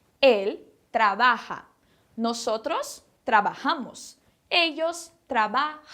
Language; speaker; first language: Spanish; non-native, fluent; Portuguese